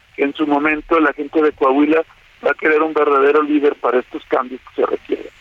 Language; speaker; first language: Spanish; native; Spanish